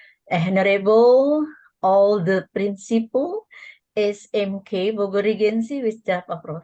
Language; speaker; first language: English; non-native, learner; Indonesian